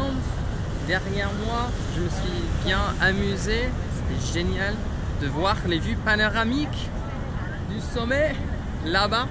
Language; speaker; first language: French; non-native, fluent; English